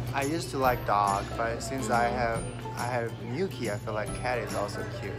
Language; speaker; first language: English; non-native, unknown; Chinese